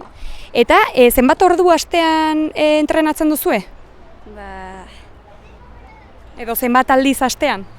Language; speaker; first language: Basque; native; Basque